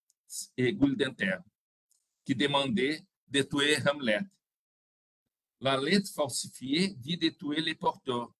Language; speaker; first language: French; non-native, fluent; Portuguese